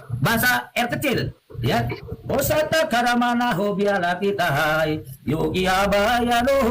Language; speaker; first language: Indonesian; non-native, local second language; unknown